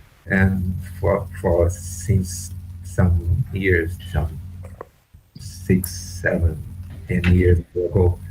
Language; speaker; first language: English; non-native, fluent; Portuguese